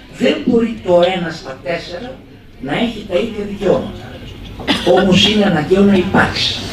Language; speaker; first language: Greek; native; Greek